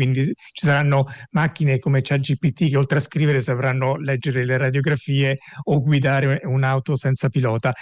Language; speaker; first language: Italian; native; Italian